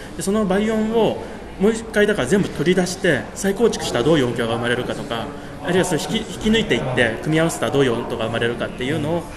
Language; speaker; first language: Japanese; native; Japanese